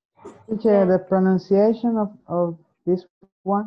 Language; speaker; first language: English; non-native, learner; Spanish